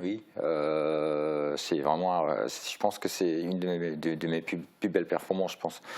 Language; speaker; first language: French; native; French